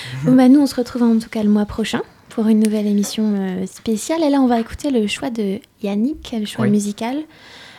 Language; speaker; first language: French; native; French